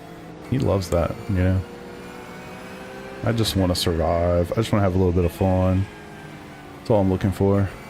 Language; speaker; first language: English; native; English